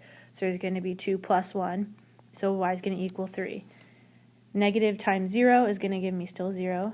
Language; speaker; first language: English; native; English